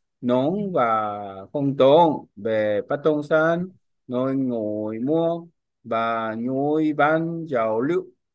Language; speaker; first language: Vietnamese; non-native, learner; Korean